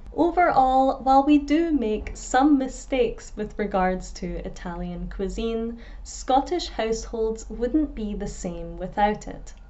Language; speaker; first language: English; native; English